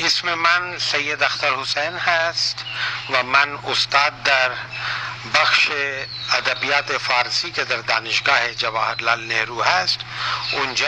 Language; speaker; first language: Persian; non-native, fluent; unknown